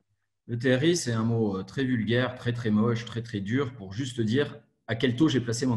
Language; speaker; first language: French; native; French